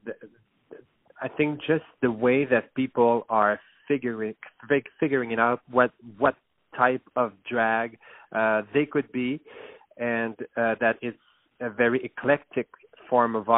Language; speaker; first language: English; non-native, fluent; French